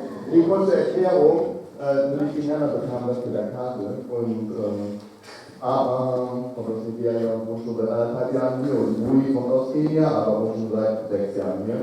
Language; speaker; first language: German; native; German